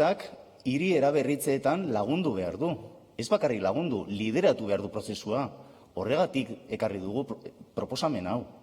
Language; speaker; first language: Basque; non-native, local second language; Spanish